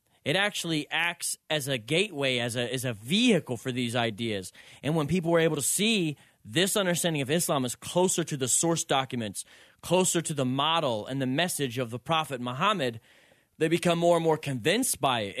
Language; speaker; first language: English; native; English